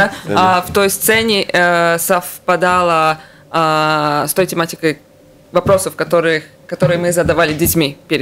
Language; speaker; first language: Russian; native; Russian